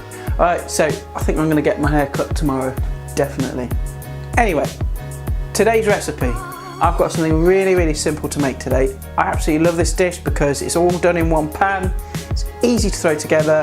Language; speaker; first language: English; native; English